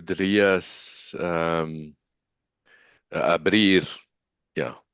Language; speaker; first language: Spanish; non-native, learner; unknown